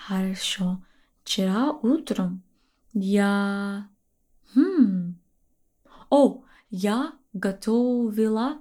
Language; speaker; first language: Russian; non-native, learner; English